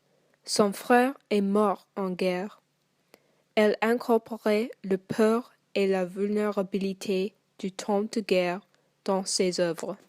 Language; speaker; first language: French; non-native, learner; English